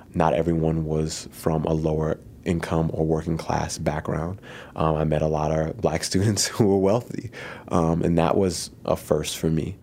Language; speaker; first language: English; native; English